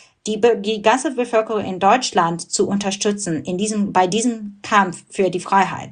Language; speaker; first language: German; non-native, fluent; Burmese